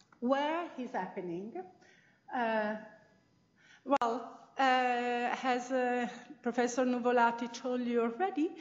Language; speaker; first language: English; non-native, fluent; Italian